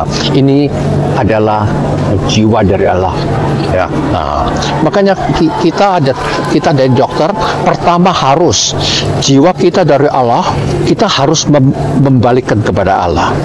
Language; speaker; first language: Indonesian; non-native, learner; Cantonese